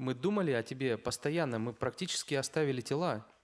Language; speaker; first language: Russian; native; Russian